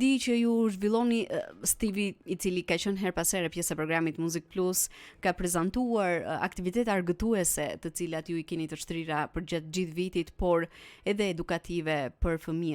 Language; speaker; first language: Albanian; native; Albanian